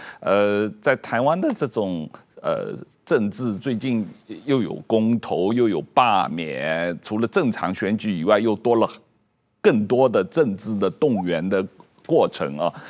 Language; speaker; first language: Chinese; native; Chinese